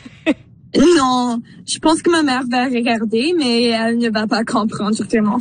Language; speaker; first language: French; non-native, local second language; English